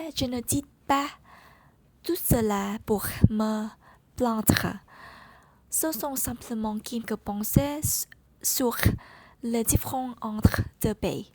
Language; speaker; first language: French; non-native, learner; Vietnamese